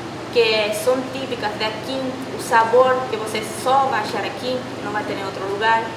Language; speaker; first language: Portuguese; non-native, fluent; Spanish